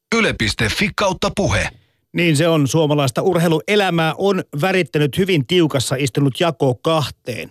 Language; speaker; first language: Finnish; native; Finnish